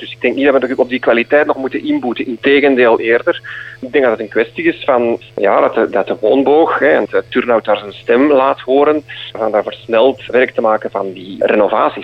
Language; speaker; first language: Dutch; native; Dutch